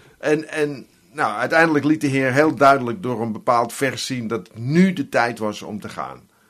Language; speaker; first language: Dutch; native; Dutch